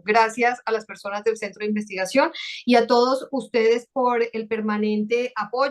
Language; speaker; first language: Spanish; native; Spanish